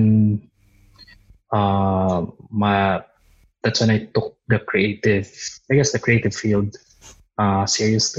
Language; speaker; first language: English; non-native, local second language; Waray